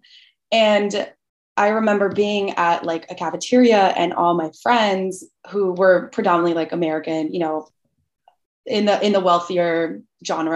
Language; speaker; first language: English; early bilingual, other home language; Albanian